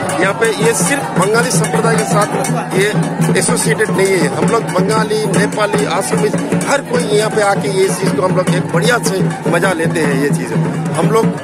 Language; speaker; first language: Hindi; non-native, local second language; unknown